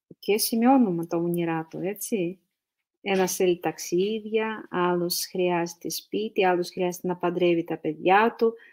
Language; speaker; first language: Greek; non-native, fluent; Russian